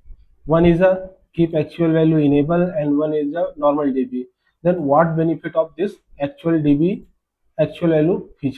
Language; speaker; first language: English; non-native, local second language; Hindi